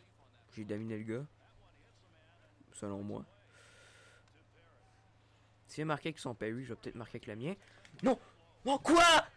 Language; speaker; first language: French; native; French